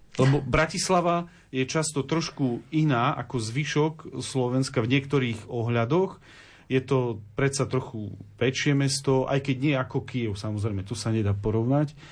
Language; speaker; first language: Slovak; native; Slovak